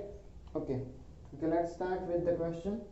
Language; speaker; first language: English; non-native, local second language; Hindi